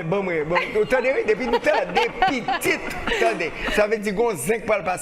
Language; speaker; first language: French; non-native, local second language; Haitian Creole